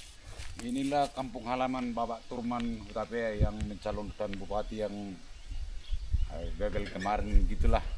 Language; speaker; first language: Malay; non-native, local second language; Batak Toba